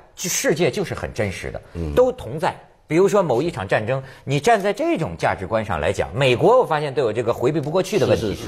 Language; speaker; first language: Chinese; native; Chinese